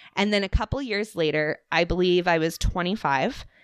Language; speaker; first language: English; native; English